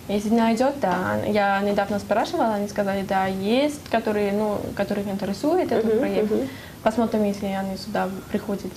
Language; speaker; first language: Russian; non-native, learner; German